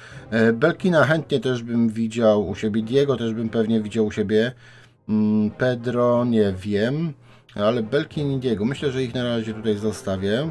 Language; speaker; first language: Polish; native; Polish